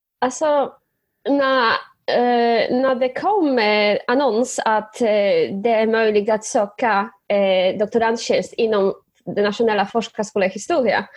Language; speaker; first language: Swedish; non-native, fluent; Polish